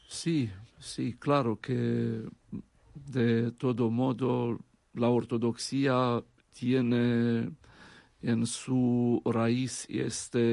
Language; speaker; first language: Spanish; non-native, fluent; Romanian